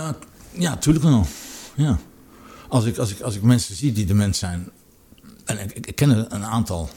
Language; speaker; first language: Dutch; native; Dutch